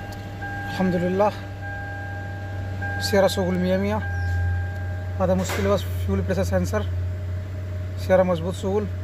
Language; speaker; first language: Arabic; non-native, learner; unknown